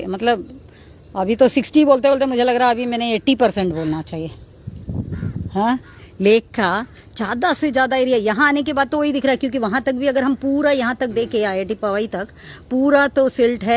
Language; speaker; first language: Hindi; non-native, local second language; Marathi